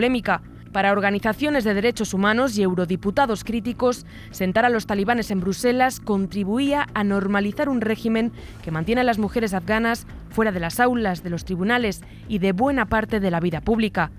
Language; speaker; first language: Spanish; native; Spanish